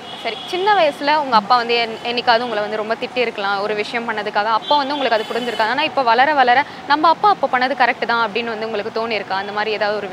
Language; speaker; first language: Tamil; native; Tamil